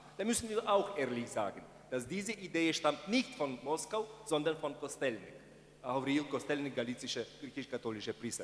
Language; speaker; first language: German; non-native, fluent; Ukrainian